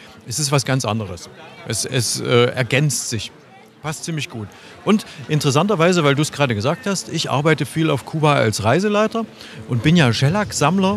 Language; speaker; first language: German; native; German